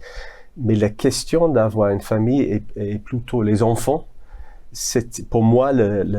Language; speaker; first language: French; non-native, fluent; English